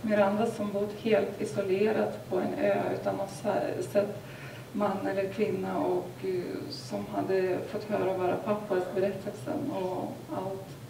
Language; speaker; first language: Swedish; non-native, fluent; Lithuanian